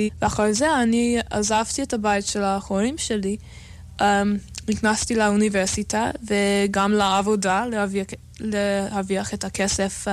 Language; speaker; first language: Hebrew; non-native, learner; English